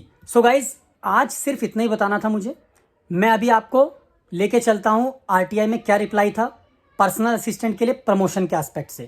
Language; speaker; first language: Hindi; native; Hindi